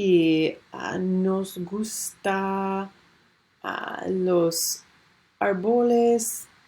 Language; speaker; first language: Spanish; non-native, learner; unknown